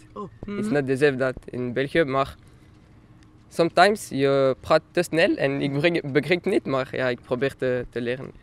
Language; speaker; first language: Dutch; non-native, learner; French